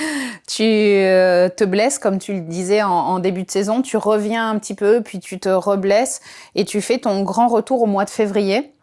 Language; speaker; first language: French; native; French